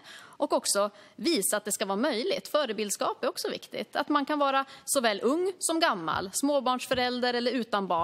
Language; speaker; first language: Swedish; native; Swedish